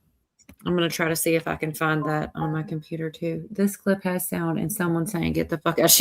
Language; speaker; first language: English; native; English